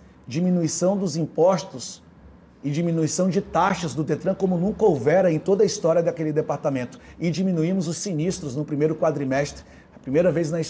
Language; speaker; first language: Portuguese; native; Portuguese